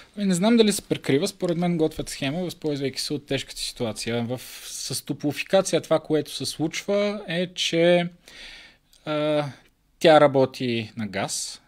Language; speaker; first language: Bulgarian; native; Bulgarian